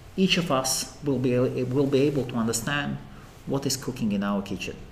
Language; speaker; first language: English; non-native, fluent; Latvian